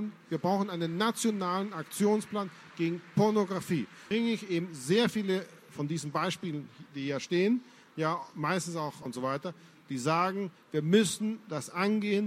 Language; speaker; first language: German; non-native, fluent; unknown